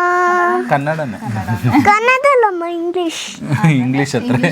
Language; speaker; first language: Malayalam; early bilingual, heritage; Malayalam